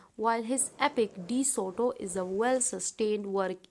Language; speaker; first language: English; non-native, local second language; Urdu